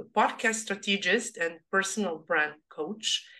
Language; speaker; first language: English; non-native, learner; Serbian